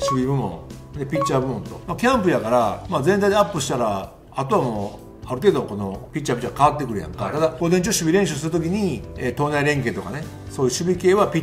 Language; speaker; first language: Japanese; native; Japanese